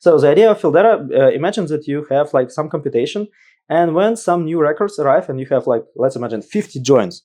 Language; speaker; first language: English; non-native, fluent; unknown